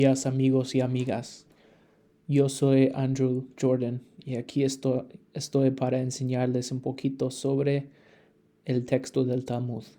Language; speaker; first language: Spanish; non-native, fluent; English